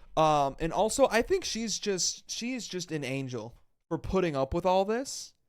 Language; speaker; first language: English; native; English